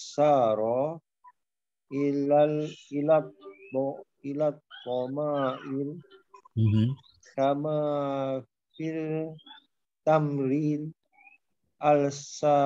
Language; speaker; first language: Arabic; non-native, learner; Malay